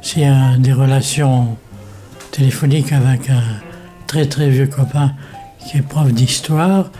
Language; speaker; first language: French; native; French